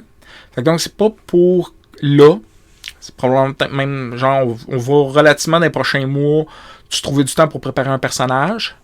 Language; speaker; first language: French; native; French